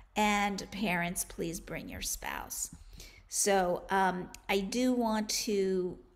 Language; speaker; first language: English; native; English